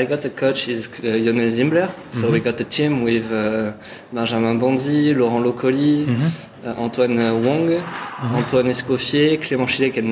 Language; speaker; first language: English; non-native, learner; French